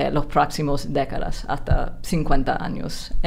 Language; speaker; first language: Spanish; non-native, fluent; English